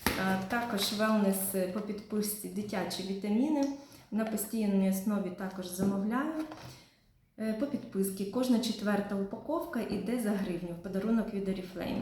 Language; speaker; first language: Ukrainian; non-native, local second language; Russian